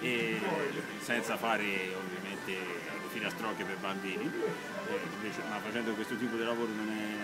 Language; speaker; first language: Italian; native; Italian